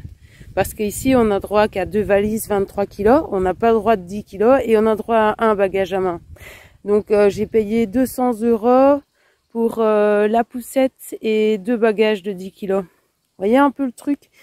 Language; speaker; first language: French; native; French